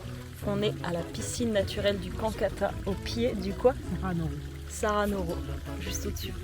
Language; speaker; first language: French; native; French